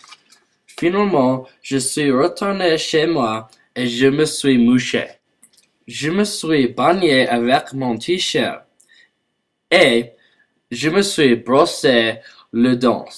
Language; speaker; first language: French; non-native, learner; English